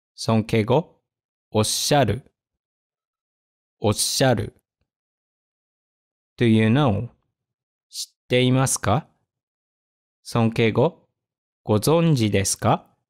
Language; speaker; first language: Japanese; native; Japanese